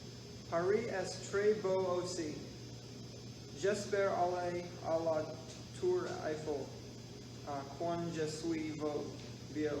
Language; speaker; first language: French; non-native, learner; English